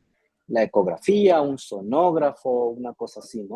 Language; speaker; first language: Spanish; native; Spanish